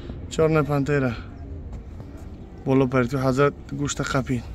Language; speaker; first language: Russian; non-native, fluent; Tajik